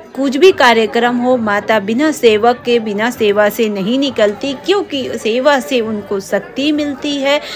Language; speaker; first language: Hindi; native; Hindi